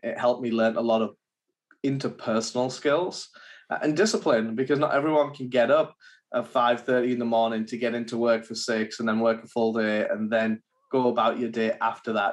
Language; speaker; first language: English; native; English